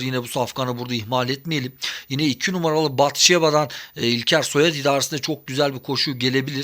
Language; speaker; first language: Turkish; native; Turkish